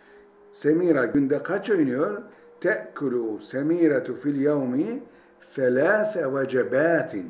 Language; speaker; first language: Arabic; non-native, fluent; Turkish